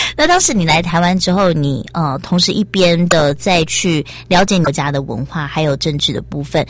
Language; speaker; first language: Chinese; native; Chinese